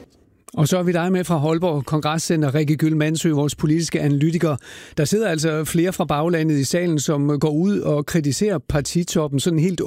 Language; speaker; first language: Danish; native; Danish